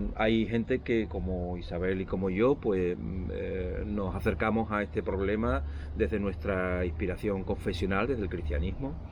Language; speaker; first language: Spanish; native; Spanish